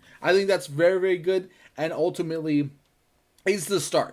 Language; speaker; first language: English; native; English